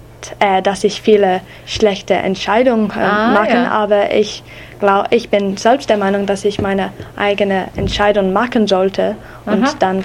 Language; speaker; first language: German; non-native, learner; English